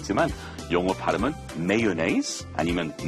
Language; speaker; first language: Korean; non-native, fluent; English